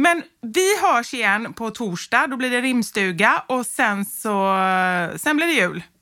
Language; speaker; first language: Swedish; native; Swedish